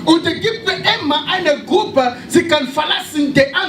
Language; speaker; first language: German; non-native, learner; French